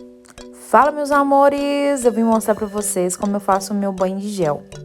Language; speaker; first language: Portuguese; native; Portuguese